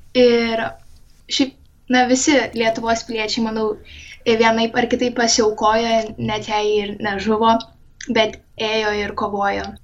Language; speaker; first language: Lithuanian; native; Lithuanian